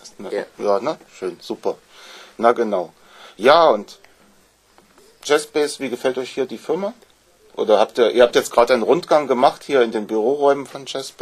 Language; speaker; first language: German; native; German